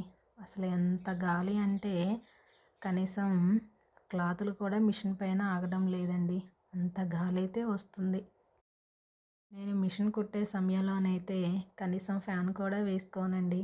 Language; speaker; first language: Telugu; native; Telugu